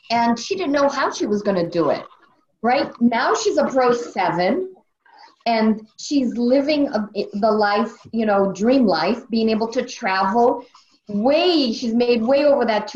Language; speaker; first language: English; native; English